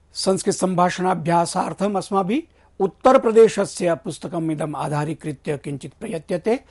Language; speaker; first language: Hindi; non-native, local second language; Gujarati